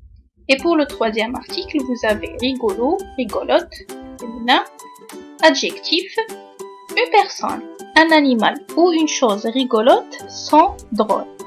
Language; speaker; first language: French; non-native, local second language; Arabic